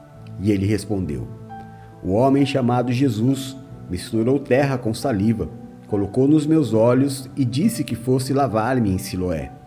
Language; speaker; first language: Portuguese; native; Portuguese